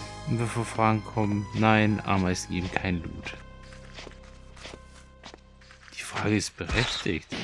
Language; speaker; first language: German; native; German